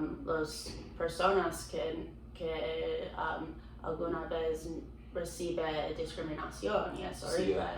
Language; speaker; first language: Spanish; non-native, learner; English